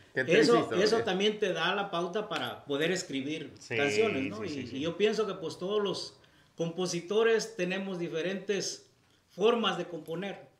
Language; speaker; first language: Spanish; native; Spanish